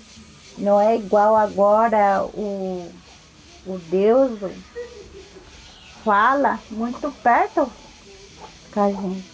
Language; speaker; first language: Portuguese; non-native, local second language; Guarani